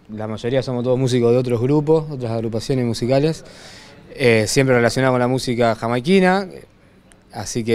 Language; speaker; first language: Spanish; native; Spanish